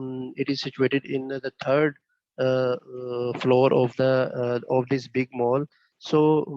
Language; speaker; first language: English; non-native, learner; Bangla